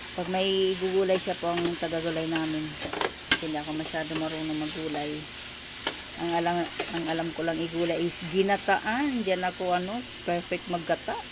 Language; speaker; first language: Filipino; non-native, local second language; Cebuano